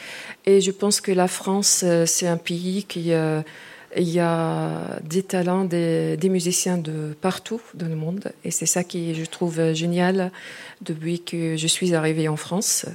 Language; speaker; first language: French; non-native, fluent; Arabic